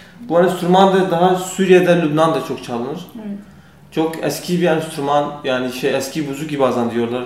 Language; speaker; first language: Turkish; non-native, learner; Kurdish